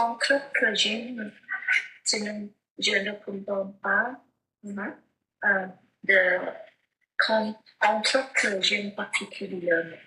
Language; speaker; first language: French; non-native, learner; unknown